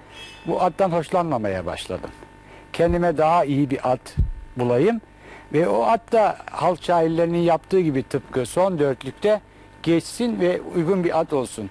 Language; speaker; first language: Turkish; native; Turkish